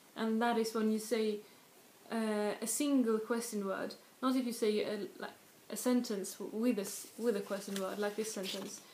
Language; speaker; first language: English; non-native, fluent; Swedish